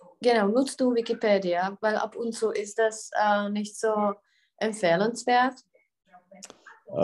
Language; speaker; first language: German; non-native, fluent; Czech